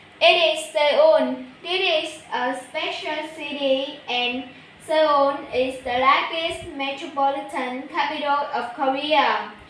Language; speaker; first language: English; non-native, learner; Vietnamese